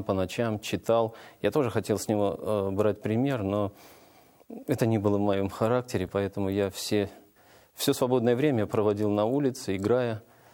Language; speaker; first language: Russian; native; Russian